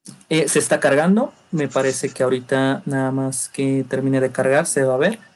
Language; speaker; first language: Spanish; native; Spanish